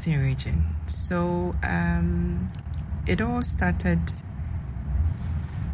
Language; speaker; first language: English; non-native, local second language; Akan